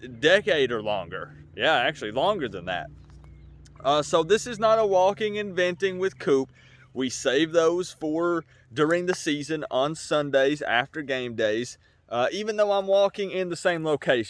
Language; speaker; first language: English; native; English